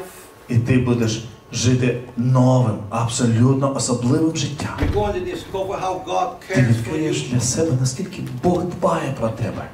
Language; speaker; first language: Ukrainian; native; Ukrainian